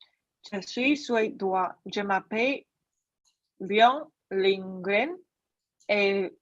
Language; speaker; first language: French; non-native, learner; Chinese